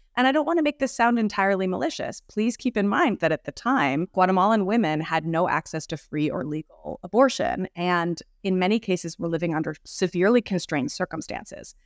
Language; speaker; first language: English; native; English